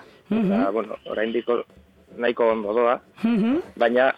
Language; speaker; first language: Basque; non-native, local second language; Spanish